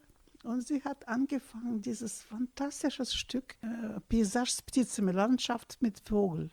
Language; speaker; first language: German; non-native, fluent; Russian